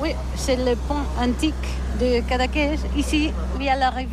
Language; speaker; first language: French; non-native, learner; Catalan